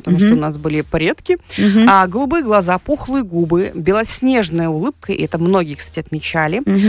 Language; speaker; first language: Russian; native; Russian